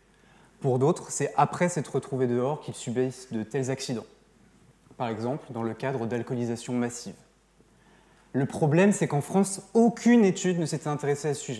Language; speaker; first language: French; native; French